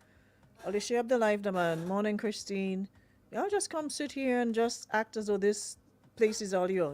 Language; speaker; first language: English; native; English